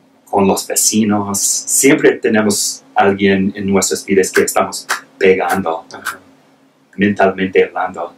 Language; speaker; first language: Spanish; non-native, fluent; English